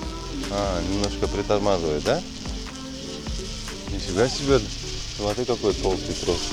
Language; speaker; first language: Russian; non-native, local second language; Kyrgyz